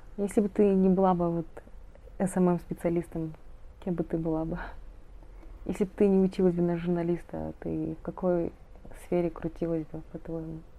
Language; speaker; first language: Russian; non-native, local second language; Kazakh